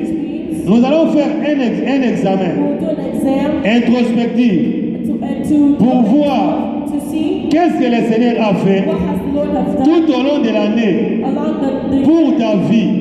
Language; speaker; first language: French; non-native, local second language; Lingala